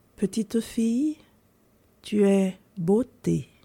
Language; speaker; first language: French; non-native, local second language; Haitian Creole